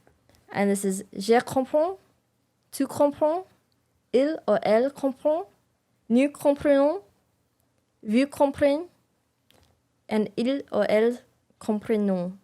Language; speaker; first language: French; non-native, learner; English